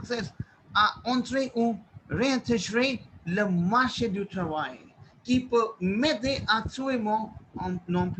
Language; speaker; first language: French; non-native, fluent; Hindi